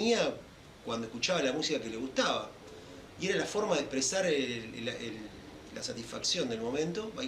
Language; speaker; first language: Spanish; native; Spanish